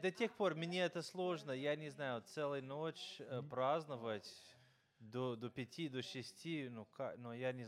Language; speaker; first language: Russian; non-native, fluent; English